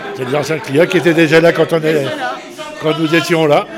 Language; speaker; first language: French; native; French